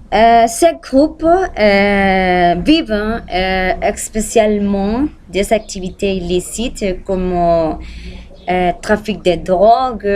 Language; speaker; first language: French; non-native, learner; Spanish